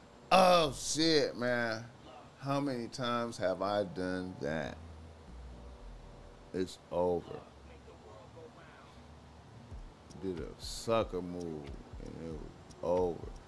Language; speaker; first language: English; native; English